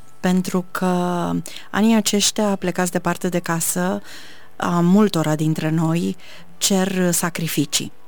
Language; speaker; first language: Romanian; native; Romanian